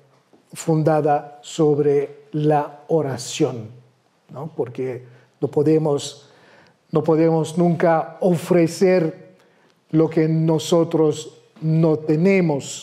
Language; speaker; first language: Spanish; non-native, fluent; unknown